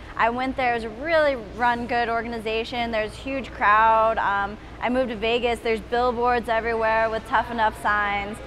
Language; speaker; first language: English; native; English